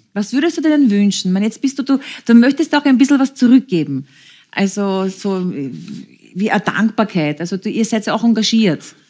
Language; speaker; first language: German; native; German